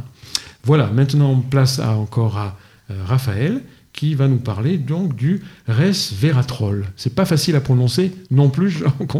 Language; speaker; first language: French; native; French